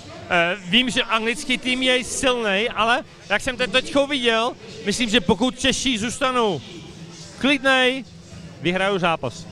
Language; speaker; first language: Czech; early bilingual, heritage; Czech